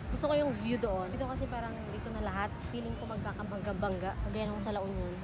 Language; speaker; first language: Filipino; native; Filipino